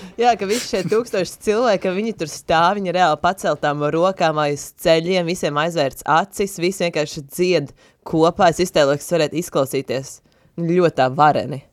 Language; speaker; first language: Latvian; native; Latvian